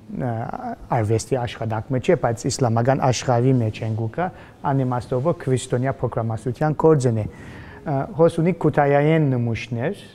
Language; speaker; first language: Armenian; early bilingual, heritage; Armenian